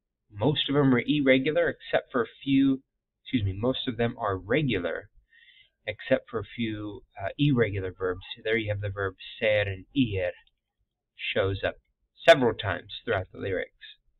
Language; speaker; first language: English; native; English